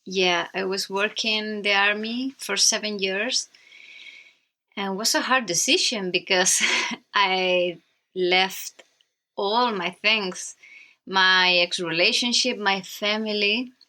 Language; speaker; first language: English; non-native, learner; Spanish